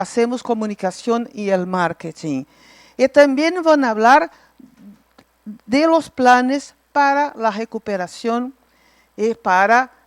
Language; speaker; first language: Spanish; non-native, local second language; Portuguese